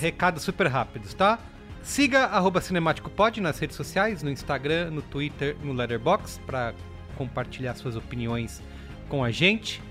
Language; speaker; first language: Portuguese; native; Portuguese